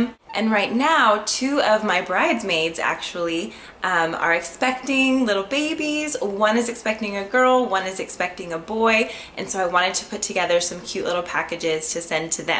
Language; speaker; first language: English; native; English